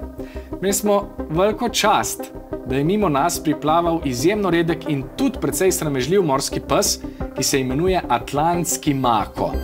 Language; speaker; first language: Slovenian; native; Slovenian